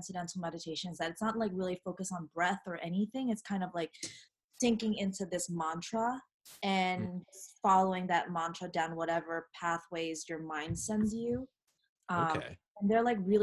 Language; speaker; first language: English; native; English